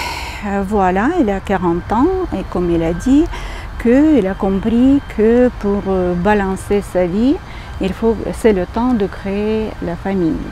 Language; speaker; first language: French; non-native, fluent; Ukrainian